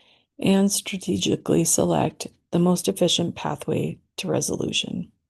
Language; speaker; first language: English; native; English